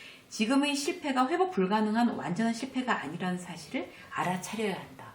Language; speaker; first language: Korean; native; Korean